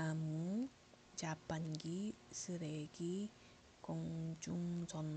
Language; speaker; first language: Korean; non-native, learner; Iloko